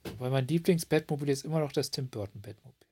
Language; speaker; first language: German; native; German